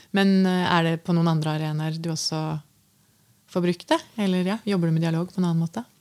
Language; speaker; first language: Norwegian; native; Norwegian